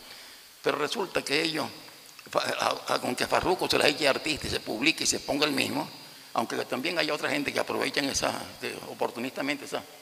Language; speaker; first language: Spanish; native; Spanish